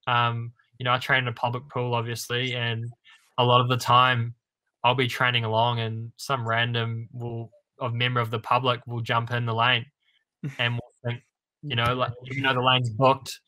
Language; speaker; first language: English; native; English